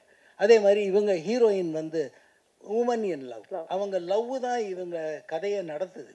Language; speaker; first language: Tamil; native; Tamil